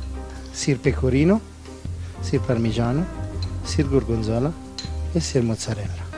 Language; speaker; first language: Russian; non-native, learner; Italian